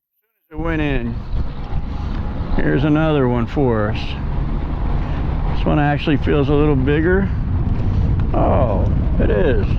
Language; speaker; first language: English; native; English